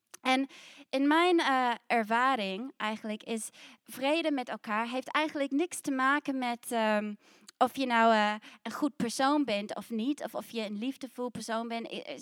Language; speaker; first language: Dutch; non-native, fluent; English